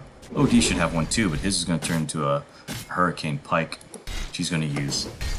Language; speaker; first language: English; native; English